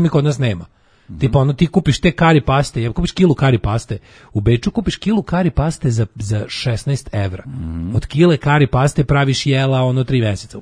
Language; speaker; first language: Serbian; native; Serbian